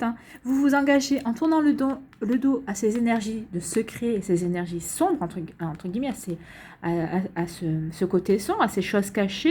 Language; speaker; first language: French; native; French